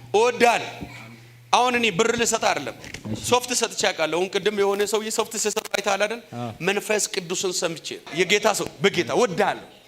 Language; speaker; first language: Amharic; native; Amharic